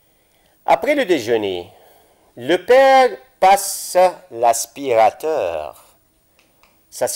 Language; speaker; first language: French; non-native, fluent; Arabic